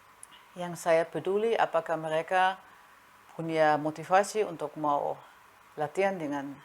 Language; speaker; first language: Indonesian; non-native, fluent; German